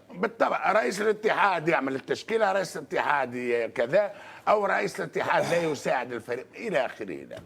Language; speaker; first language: Arabic; native; Arabic